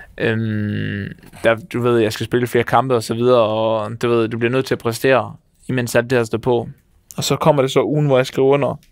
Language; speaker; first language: Danish; native; Danish